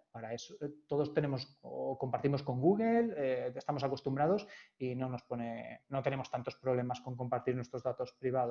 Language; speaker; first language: Spanish; native; Spanish